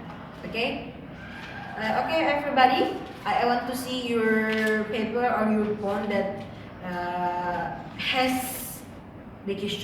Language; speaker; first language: English; non-native, learner; Indonesian